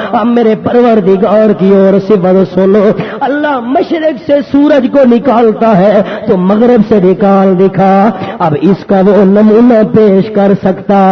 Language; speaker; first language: Urdu; non-native, local second language; Pashto